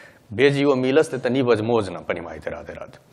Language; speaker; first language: Russian; non-native, learner; Hindi